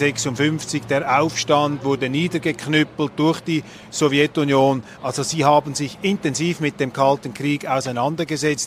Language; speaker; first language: German; native; German